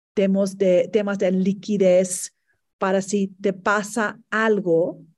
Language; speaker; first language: Spanish; non-native, fluent; English